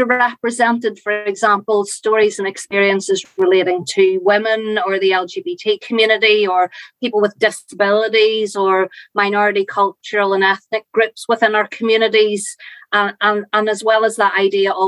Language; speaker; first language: English; native; English